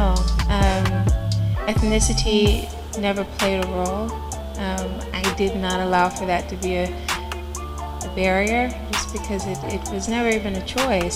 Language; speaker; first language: English; native; English